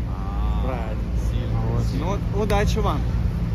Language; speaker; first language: Russian; native; Russian